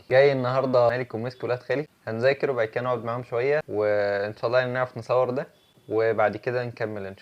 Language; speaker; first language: Arabic; native; Arabic